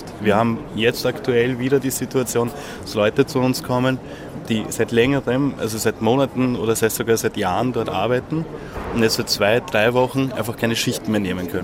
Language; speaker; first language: German; native; German